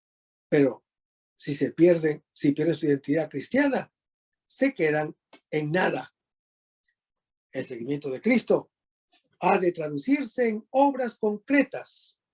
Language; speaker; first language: Spanish; native; Spanish